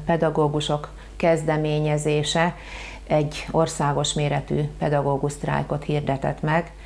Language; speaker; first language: Hungarian; native; Hungarian